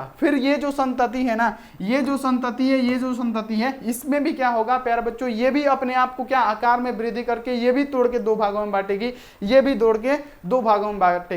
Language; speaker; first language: Hindi; native; Hindi